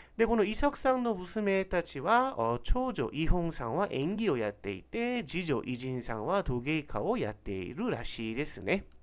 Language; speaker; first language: Japanese; non-native, fluent; Korean